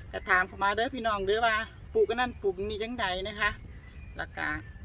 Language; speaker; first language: Thai; native; Thai